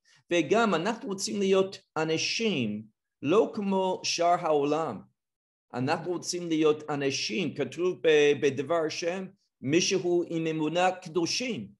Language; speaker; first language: Hebrew; non-native, fluent; English